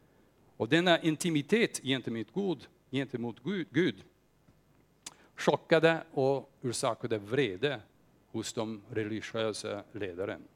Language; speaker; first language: Swedish; non-native, fluent; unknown